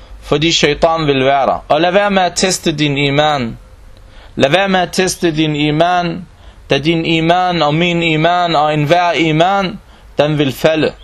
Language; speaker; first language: Danish; non-native, local second language; Arabic